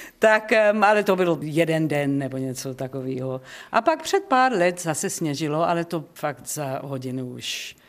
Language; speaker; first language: Czech; early bilingual, heritage; Czech